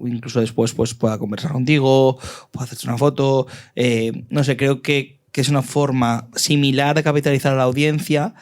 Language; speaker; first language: Spanish; native; Spanish